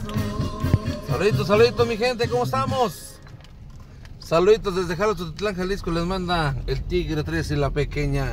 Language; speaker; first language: Spanish; native; Spanish